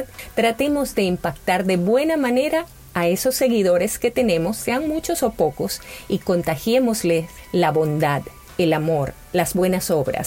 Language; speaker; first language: Spanish; native; Spanish